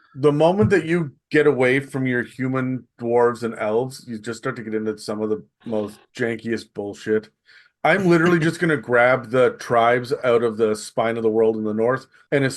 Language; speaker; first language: English; native; English